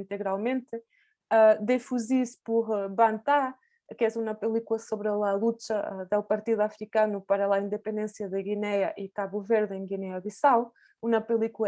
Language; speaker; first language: Spanish; non-native, fluent; Portuguese